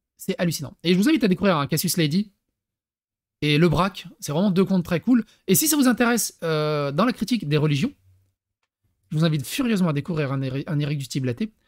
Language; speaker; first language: French; early bilingual, other home language; Serbian